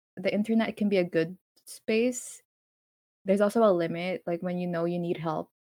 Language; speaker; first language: English; non-native, local second language; Filipino